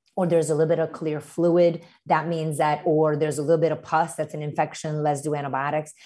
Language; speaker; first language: English; early bilingual, other home language; Romanian